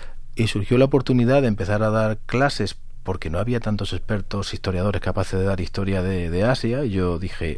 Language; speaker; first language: Spanish; native; Spanish